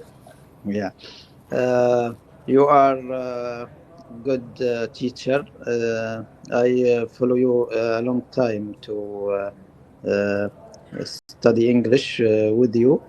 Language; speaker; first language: English; non-native, learner; Arabic